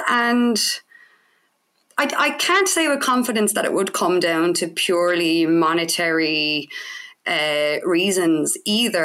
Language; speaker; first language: English; native; English